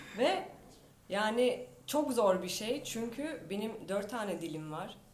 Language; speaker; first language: Turkish; non-native, fluent; Albanian